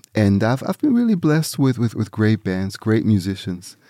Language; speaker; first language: English; early bilingual, other home language; Swiss German